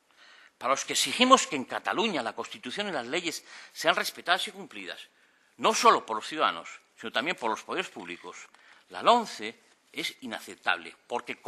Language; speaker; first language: Spanish; native; Spanish